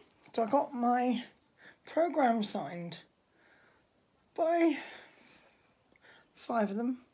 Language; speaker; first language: English; native; English